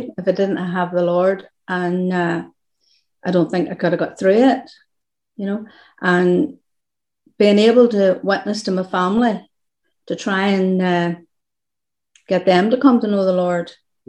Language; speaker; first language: English; native; English